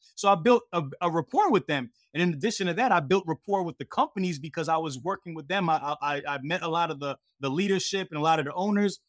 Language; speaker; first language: English; native; English